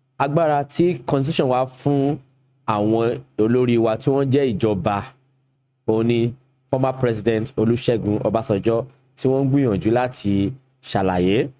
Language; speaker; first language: Yoruba; native; Yoruba